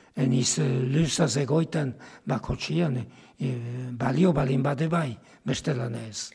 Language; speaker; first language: Basque; native; Basque